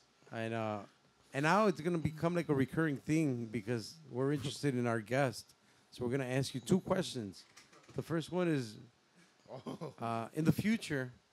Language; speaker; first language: English; early bilingual, other home language; Spanish